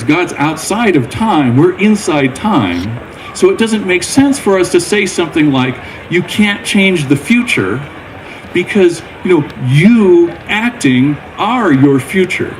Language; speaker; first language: English; native; English